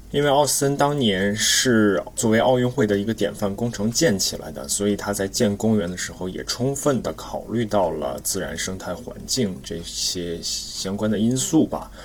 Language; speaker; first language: Chinese; native; Chinese